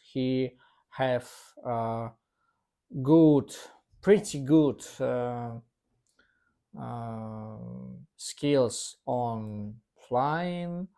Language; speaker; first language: English; non-native, learner; Russian